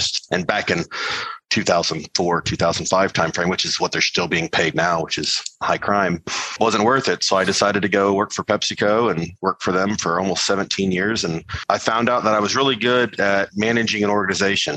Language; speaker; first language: English; native; English